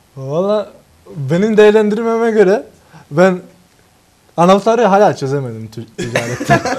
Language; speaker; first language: Turkish; non-native, fluent; Albanian